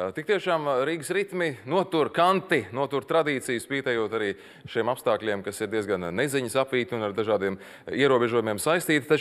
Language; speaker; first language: Latvian; native; Latvian